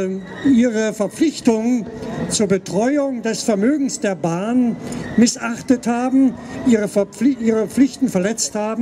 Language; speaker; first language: German; native; German